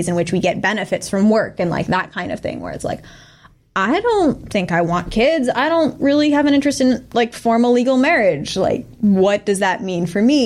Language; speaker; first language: English; native; English